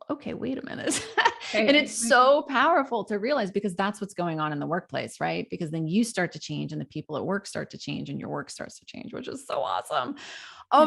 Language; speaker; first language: English; native; English